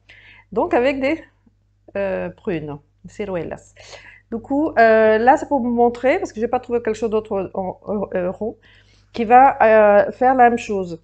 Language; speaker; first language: French; native; French